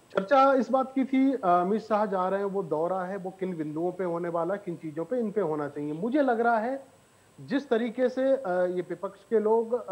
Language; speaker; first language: Hindi; native; Hindi